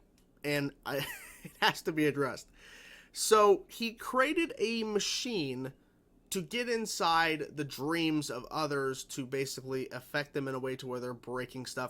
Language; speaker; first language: English; native; English